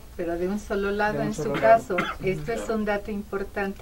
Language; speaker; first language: Spanish; native; Spanish